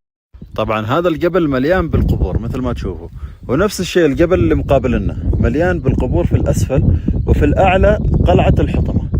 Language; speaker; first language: Arabic; native; Arabic